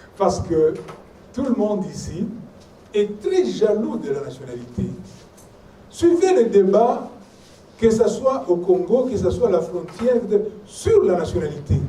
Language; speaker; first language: French; non-native, local second language; Swahili